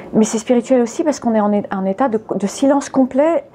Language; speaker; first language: French; early bilingual, other home language; English